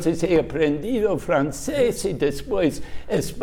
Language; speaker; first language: Spanish; non-native, fluent; English